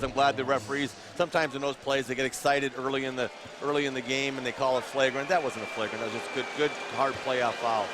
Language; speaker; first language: English; native; English